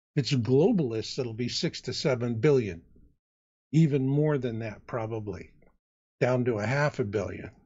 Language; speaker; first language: English; native; English